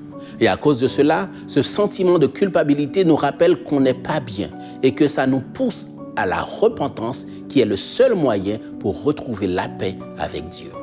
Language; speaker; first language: French; native; French